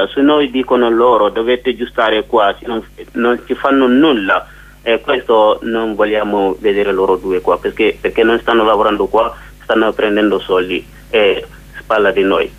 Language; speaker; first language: Italian; non-native, learner; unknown